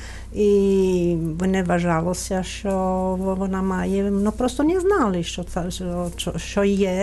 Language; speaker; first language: Ukrainian; non-native, fluent; Italian